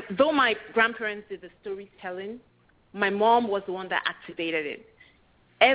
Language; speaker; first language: English; non-native, local second language; Yoruba